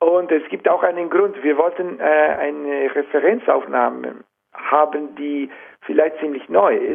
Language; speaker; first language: German; non-native, fluent; Italian